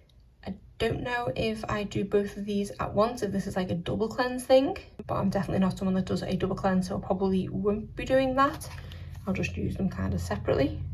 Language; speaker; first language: English; native; English